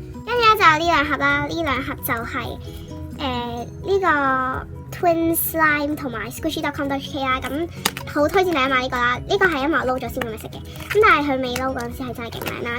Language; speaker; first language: Cantonese; native; Cantonese